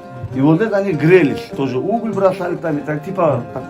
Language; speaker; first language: Russian; non-native, local second language; Uzbek